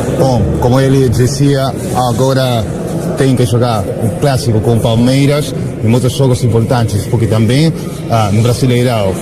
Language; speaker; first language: Portuguese; non-native, learner; Spanish